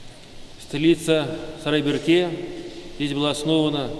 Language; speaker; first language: Russian; native; Russian